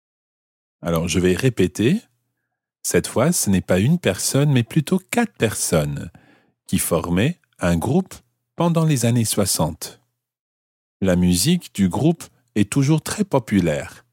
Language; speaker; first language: French; non-native, fluent; English